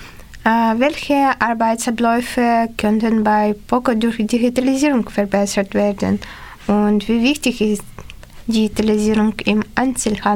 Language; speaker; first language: German; non-native, learner; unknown